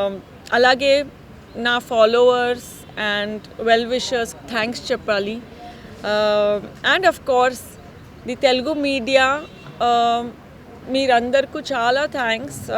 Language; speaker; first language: Telugu; non-native, fluent; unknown